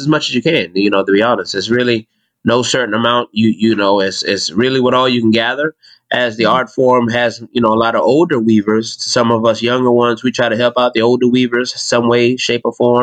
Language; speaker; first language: English; native; English